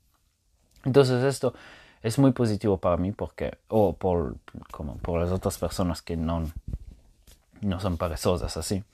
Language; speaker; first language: Spanish; non-native, fluent; Italian